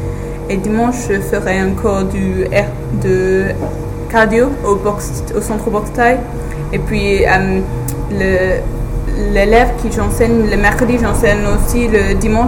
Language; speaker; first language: French; non-native, fluent; English